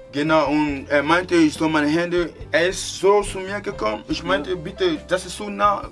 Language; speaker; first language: German; non-native, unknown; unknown